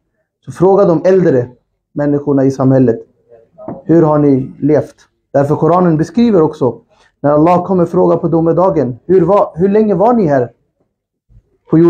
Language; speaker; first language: Swedish; non-native, fluent; Urdu